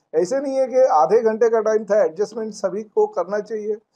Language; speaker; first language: Hindi; non-native, local second language; Marathi